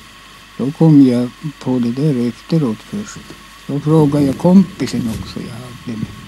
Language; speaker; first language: Swedish; non-native, local second language; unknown